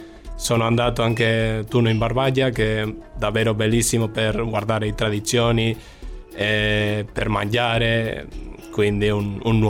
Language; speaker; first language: Italian; non-native, fluent; Spanish